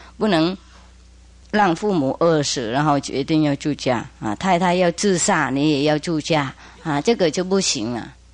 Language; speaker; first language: Chinese; non-native, fluent; Vietnamese